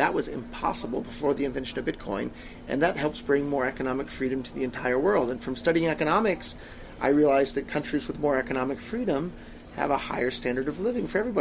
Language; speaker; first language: English; native; English